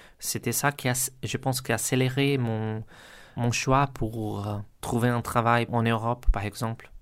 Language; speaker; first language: French; non-native, learner; Portuguese